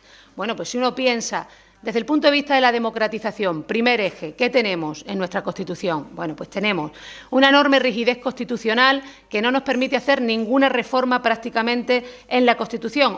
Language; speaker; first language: Spanish; native; Spanish